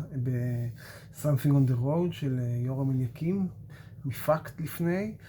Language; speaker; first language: Hebrew; native; Hebrew